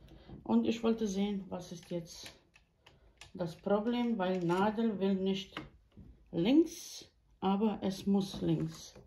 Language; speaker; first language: German; non-native, learner; Bosnian